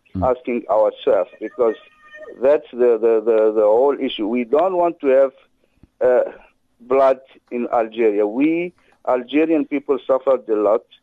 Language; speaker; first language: English; non-native, fluent; Arabic